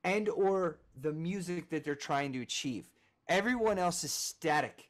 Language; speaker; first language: English; native; English